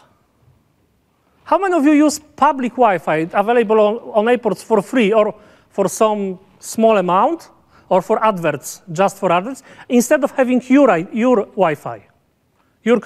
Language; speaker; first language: English; non-native, fluent; Polish